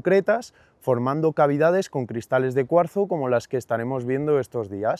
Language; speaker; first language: Spanish; native; Spanish